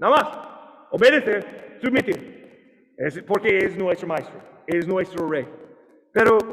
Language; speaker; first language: Spanish; non-native, learner; English